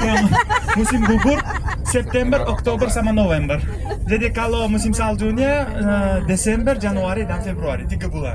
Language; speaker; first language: Indonesian; non-native, fluent; Uzbek